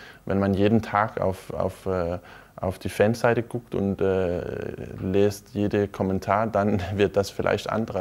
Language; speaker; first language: German; non-native, fluent; Danish